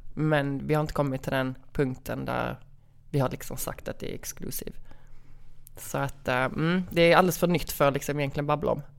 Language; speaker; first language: Swedish; native; Swedish